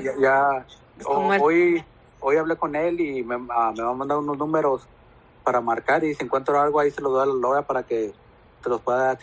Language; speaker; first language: Spanish; native; Spanish